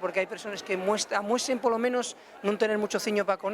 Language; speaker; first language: Spanish; native; Spanish